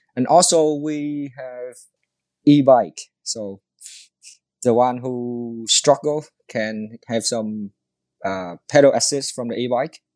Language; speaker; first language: English; non-native, learner; Vietnamese